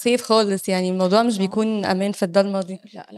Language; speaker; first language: Arabic; native; Arabic